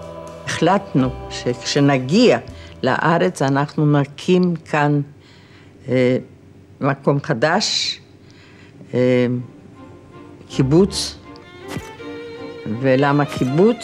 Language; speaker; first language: Hebrew; non-native, fluent; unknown